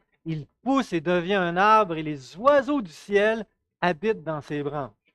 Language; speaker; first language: French; native; French